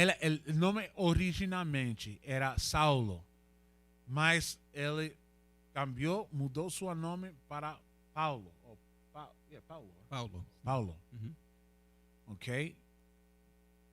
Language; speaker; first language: Portuguese; non-native, learner; Spanish